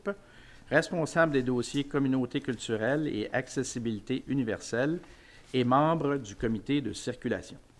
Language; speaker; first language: French; native; French